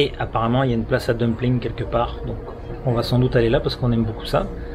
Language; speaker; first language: French; native; French